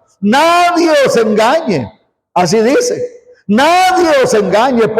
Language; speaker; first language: Spanish; native; Spanish